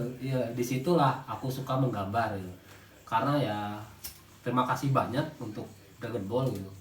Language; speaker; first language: Indonesian; non-native, local second language; Javanese